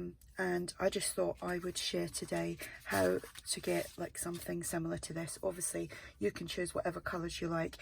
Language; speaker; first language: English; native; English